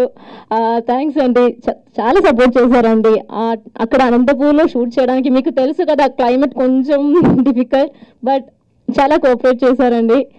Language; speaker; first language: Telugu; non-native, learner; Malayalam